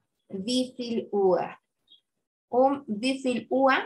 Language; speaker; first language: German; non-native, fluent; Spanish